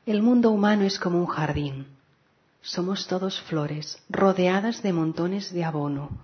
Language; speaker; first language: Spanish; non-native, local second language; Catalan